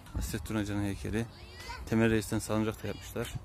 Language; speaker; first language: Turkish; native; Turkish